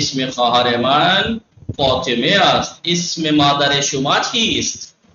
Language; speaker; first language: Persian; non-native, fluent; Urdu